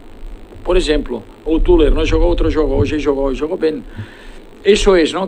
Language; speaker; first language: Portuguese; non-native, fluent; Spanish